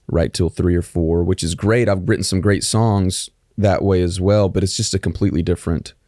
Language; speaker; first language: English; native; English